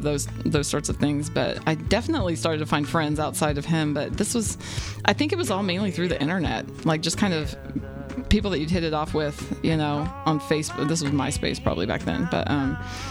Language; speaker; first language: English; native; English